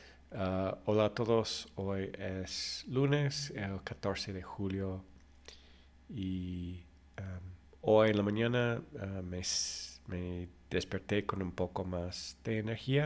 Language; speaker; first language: Spanish; non-native, fluent; English